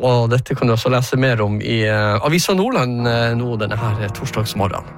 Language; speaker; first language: Norwegian; native; Norwegian